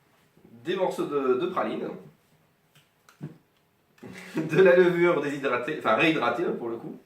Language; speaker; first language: French; native; French